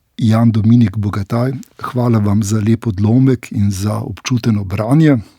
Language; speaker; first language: Slovenian; native; Slovenian